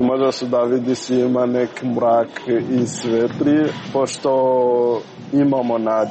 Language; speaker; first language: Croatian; non-native, learner; Rundi